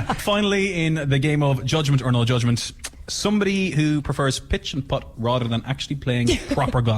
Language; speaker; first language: English; native; English